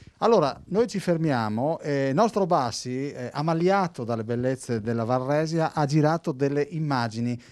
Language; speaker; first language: Italian; native; Italian